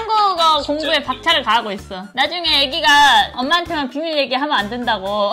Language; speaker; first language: Korean; native; Korean